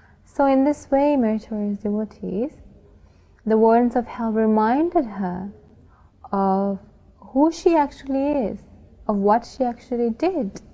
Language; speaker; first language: English; non-native, local second language; Sinhala